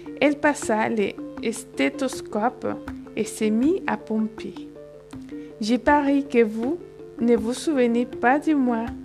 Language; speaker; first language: French; non-native, fluent; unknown